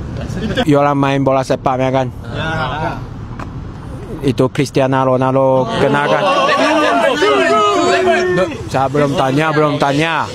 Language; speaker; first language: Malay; non-native, local second language; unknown